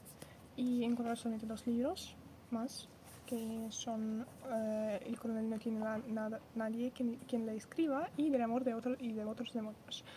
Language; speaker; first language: Spanish; non-native, fluent; Russian